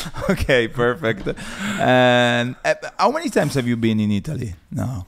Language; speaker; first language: English; non-native, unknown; Italian